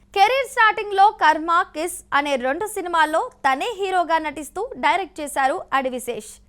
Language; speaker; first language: Telugu; native; Telugu